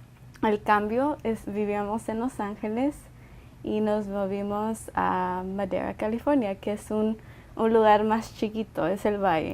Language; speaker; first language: Spanish; early bilingual, other home language; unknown